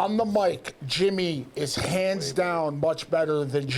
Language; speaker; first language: English; native; English